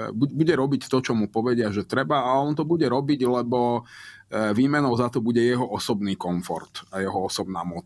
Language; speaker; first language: Slovak; non-native, local second language; Hungarian